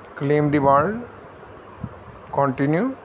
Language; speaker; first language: English; non-native, local second language; Hindi